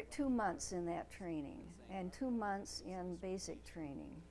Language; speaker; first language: English; native; English